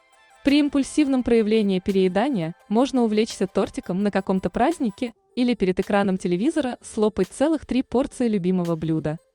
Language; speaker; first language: Russian; native; Russian